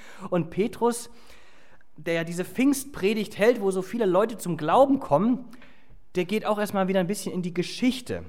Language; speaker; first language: German; native; German